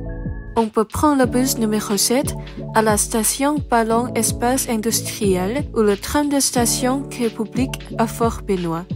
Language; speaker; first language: French; non-native, fluent; Thai